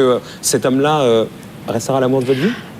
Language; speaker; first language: French; native; French